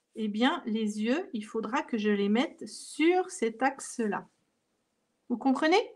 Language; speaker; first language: French; native; French